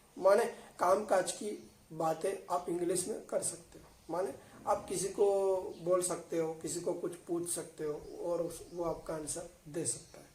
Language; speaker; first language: Hindi; non-native, local second language; Gujarati